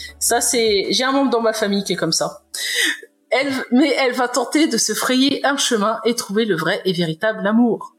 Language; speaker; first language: French; native; French